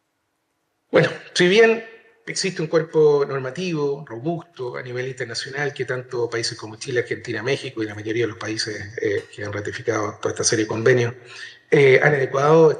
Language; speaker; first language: Spanish; native; Spanish